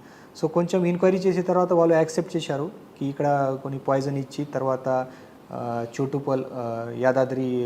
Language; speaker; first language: Telugu; non-native, fluent; Hindi